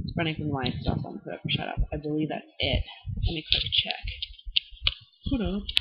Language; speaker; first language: English; native; English